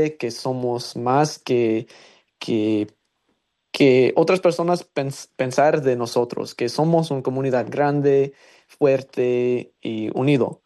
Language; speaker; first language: Spanish; non-native, learner; English